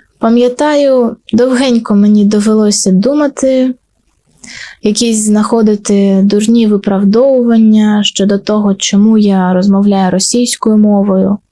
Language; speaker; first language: Ukrainian; non-native, local second language; Russian